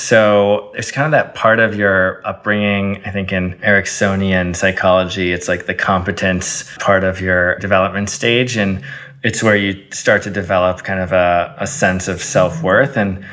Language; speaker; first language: English; early bilingual, other home language; Arabic